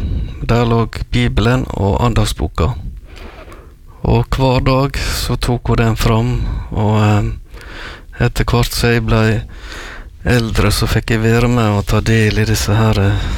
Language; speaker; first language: Norwegian; native; Norwegian